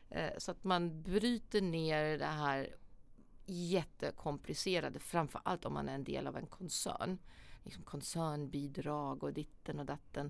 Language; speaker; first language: Swedish; non-native, fluent; German